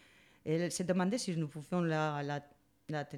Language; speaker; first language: French; non-native, fluent; Spanish